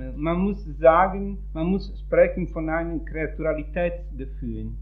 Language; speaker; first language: German; non-native, fluent; Italian